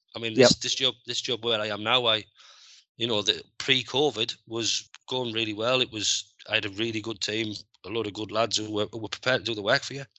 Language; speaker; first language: English; native; English